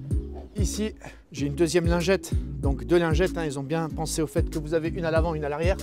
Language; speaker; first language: French; native; French